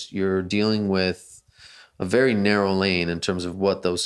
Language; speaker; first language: English; native; English